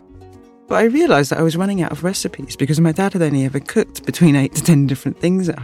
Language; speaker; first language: English; native; English